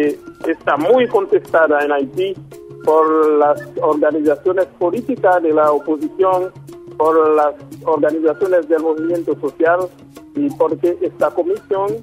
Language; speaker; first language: Spanish; non-native, local second language; Haitian Creole